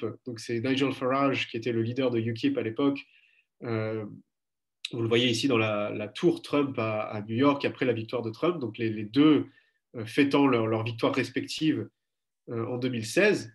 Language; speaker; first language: French; native; French